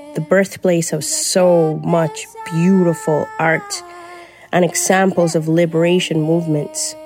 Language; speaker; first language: English; non-native, fluent; Spanish